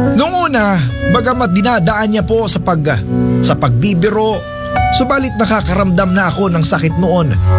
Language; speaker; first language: Filipino; non-native, local second language; Cebuano